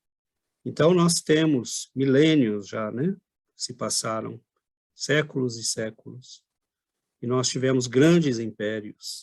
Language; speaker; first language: Portuguese; native; Portuguese